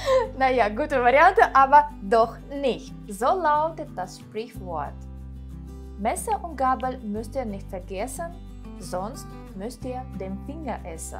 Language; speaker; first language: German; non-native, fluent; Russian